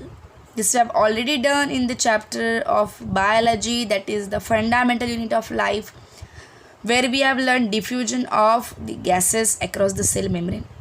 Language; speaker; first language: English; non-native, local second language; Hindi